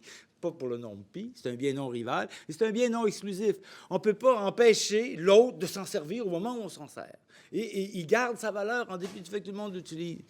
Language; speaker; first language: French; native; French